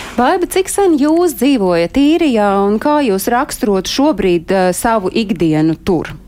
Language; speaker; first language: Latvian; native; Latvian